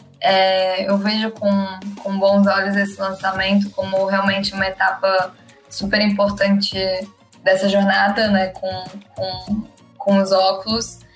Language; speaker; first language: Portuguese; native; Portuguese